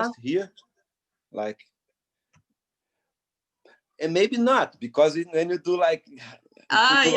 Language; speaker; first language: English; non-native, fluent; Portuguese